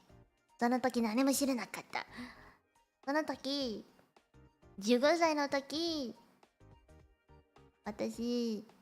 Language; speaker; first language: Japanese; non-native, learner; Cantonese